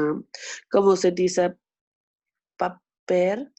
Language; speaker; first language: Spanish; non-native, learner; English